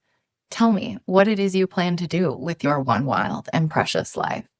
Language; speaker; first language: English; native; English